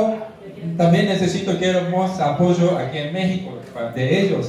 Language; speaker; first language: Spanish; non-native, learner; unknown